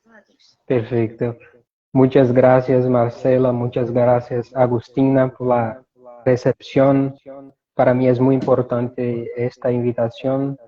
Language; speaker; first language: Spanish; non-native, fluent; Portuguese